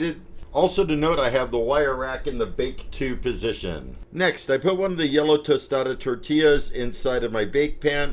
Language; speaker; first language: English; native; English